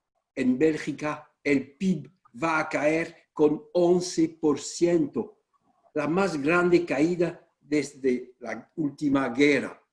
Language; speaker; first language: Spanish; non-native, fluent; French